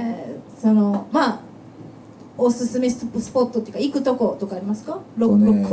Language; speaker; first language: Japanese; native; Japanese